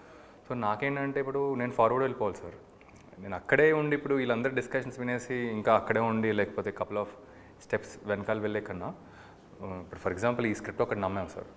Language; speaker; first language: Telugu; native; Telugu